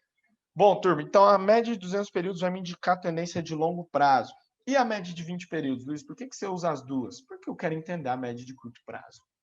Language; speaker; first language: Portuguese; native; Portuguese